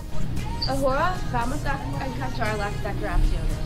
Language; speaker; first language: Spanish; non-native, learner; English